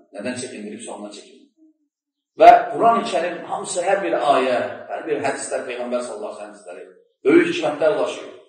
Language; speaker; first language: Turkish; non-native, learner; Azerbaijani